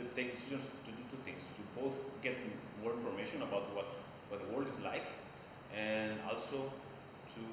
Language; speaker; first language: English; non-native, fluent; Greek